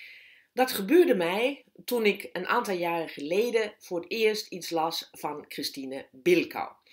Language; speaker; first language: Dutch; non-native, fluent; German